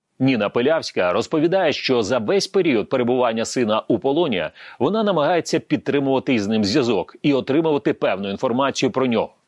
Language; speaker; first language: Ukrainian; native; Ukrainian